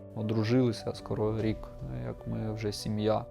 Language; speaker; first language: Ukrainian; native; Ukrainian